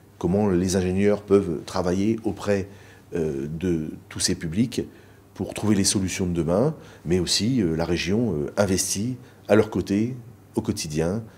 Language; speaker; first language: French; native; French